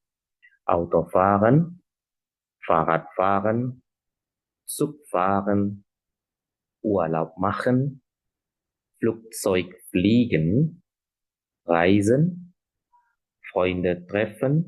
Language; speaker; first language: German; non-native, learner; Indonesian